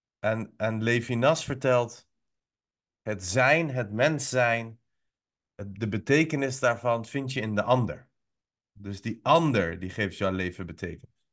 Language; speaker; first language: Dutch; early bilingual, other home language; Persian